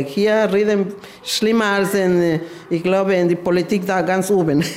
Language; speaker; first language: German; non-native, learner; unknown